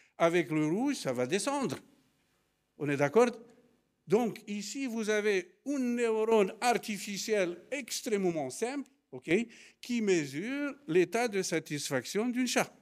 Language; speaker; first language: French; non-native, fluent; Romanian